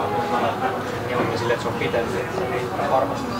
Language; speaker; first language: Finnish; native; Finnish